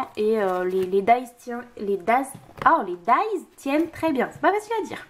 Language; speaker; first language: French; native; French